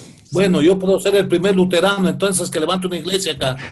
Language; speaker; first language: Spanish; native; Spanish